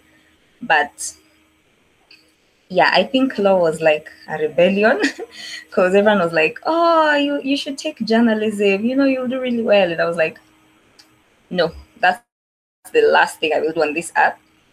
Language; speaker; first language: English; non-native, local second language; Swahili